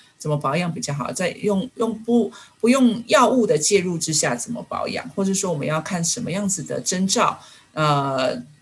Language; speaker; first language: Chinese; native; Chinese